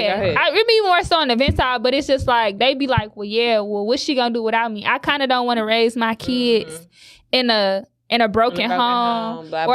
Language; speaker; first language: English; native; English